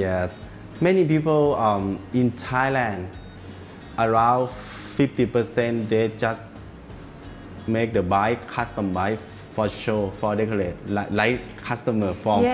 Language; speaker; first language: English; non-native, learner; Thai